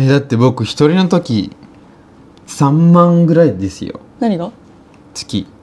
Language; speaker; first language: Japanese; non-native, fluent; Indonesian